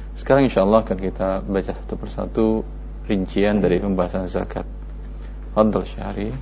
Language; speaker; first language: Indonesian; native; Indonesian